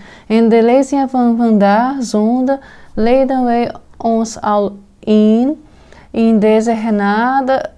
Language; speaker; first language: Dutch; non-native, fluent; Portuguese